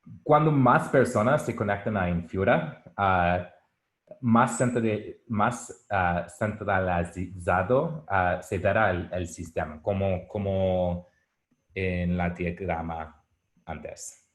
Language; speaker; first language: Spanish; non-native, learner; English